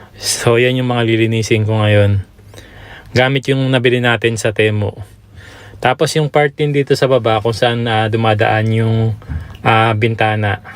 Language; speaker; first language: Filipino; native; Filipino